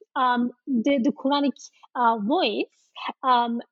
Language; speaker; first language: English; non-native, fluent; Turkish